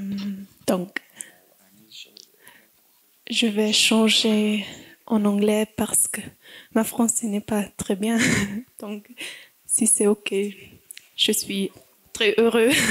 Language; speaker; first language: French; non-native, learner; German